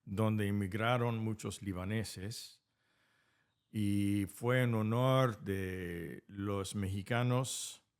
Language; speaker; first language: Spanish; non-native, fluent; English